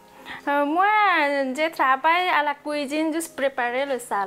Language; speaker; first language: French; non-native, learner; Nepali